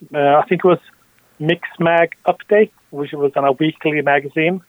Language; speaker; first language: English; early bilingual, other home language; Norwegian